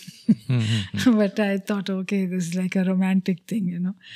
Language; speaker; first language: English; non-native, local second language; Telugu